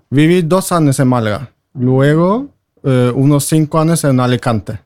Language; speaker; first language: Spanish; non-native, fluent; Norwegian